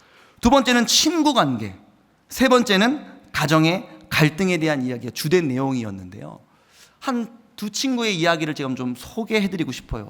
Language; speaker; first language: Korean; native; Korean